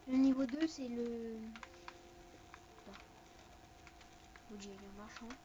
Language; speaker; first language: French; native; French